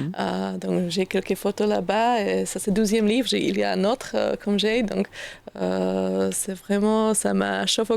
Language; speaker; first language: French; non-native, learner; Slovak